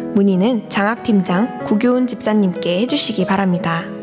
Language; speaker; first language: Korean; native; Korean